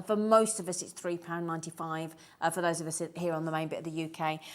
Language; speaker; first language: English; native; English